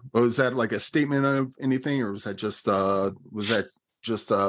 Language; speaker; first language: English; native; English